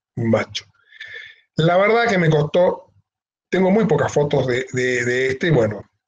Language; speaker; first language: Spanish; native; Spanish